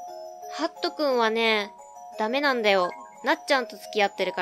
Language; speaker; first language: Japanese; native; Japanese